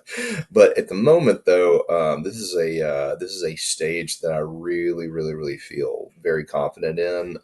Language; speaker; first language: English; native; English